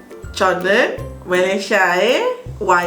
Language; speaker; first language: Korean; non-native, learner; Malay